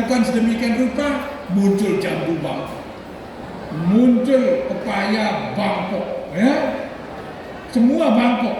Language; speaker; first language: Indonesian; non-native, local second language; Sasak